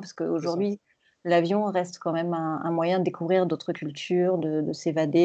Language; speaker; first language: French; native; French